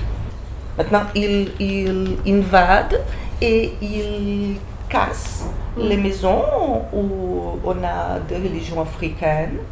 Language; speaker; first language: French; non-native, fluent; Portuguese